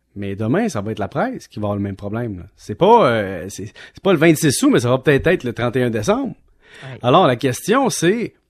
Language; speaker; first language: French; native; French